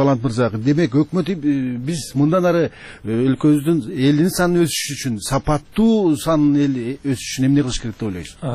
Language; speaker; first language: Kyrgyz; native; Kyrgyz